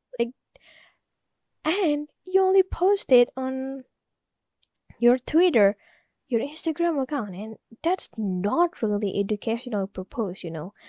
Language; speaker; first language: English; non-native, learner; Indonesian